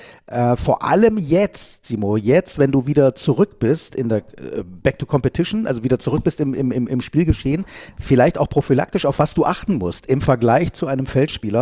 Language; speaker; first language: German; native; German